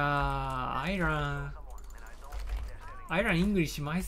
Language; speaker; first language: English; non-native, learner; Japanese